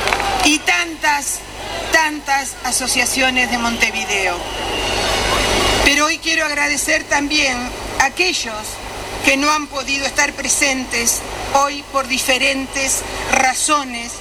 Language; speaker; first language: Spanish; native; Spanish